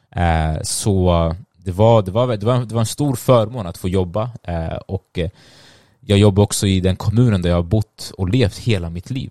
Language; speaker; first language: Swedish; early bilingual, other home language; Tigrinya